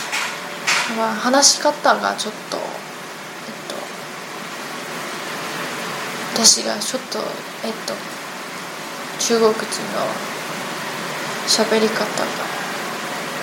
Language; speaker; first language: Japanese; non-native, learner; Chinese